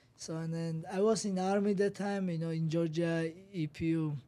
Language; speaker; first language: English; non-native, learner; Georgian